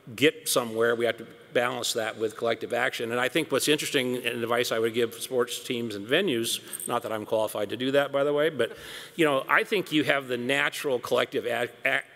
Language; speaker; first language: English; native; English